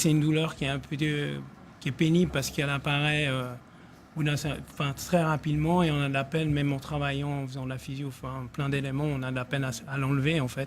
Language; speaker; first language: French; native; French